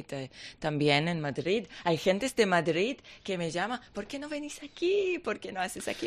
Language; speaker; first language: Spanish; non-native, learner; Hebrew